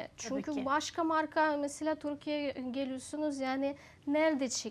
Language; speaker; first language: Turkish; non-native, learner; Russian